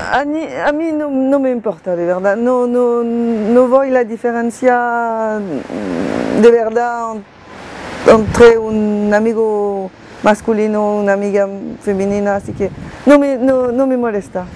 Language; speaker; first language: Spanish; non-native, fluent; French